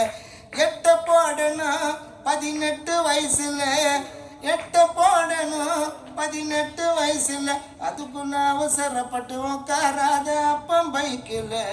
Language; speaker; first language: Tamil; native; Tamil